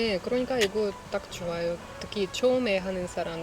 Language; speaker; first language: Korean; non-native, learner; Russian